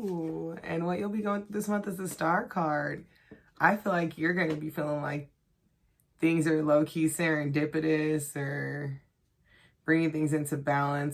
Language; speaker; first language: English; native; English